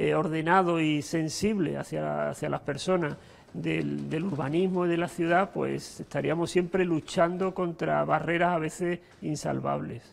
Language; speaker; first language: Spanish; native; Spanish